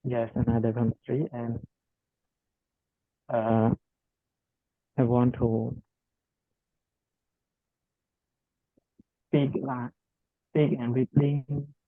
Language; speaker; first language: English; non-native, learner; Khmer